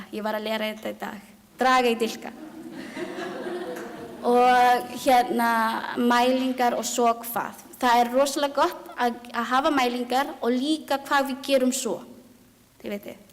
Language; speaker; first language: Icelandic; non-native, learner; Filipino